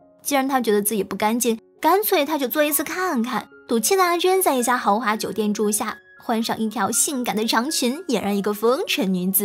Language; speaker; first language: Chinese; native; Chinese